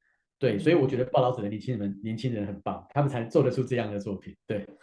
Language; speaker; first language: Chinese; native; Chinese